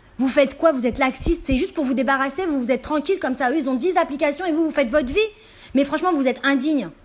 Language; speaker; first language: French; native; French